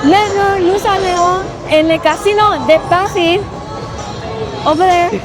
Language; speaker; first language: French; non-native, learner; English